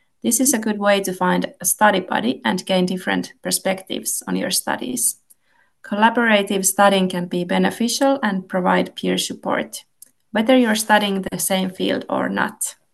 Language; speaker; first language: English; non-native, fluent; Finnish